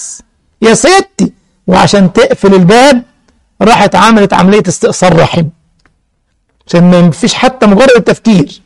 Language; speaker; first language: Arabic; native; Arabic